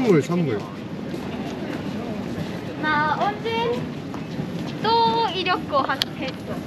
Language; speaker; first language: Korean; non-native, learner; Japanese